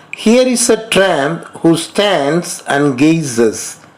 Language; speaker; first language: English; non-native, local second language; Tamil